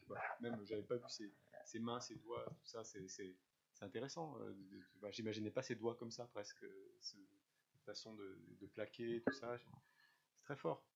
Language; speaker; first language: French; native; French